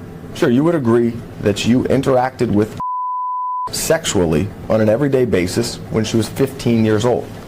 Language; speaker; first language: English; native; English